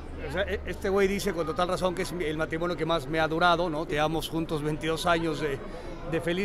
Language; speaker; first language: Spanish; native; Spanish